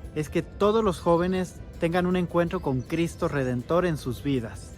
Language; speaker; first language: Spanish; native; Spanish